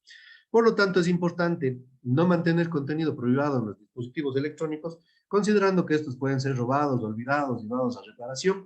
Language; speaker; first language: Spanish; native; Spanish